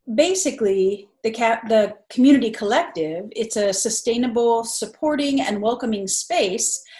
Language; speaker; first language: English; native; English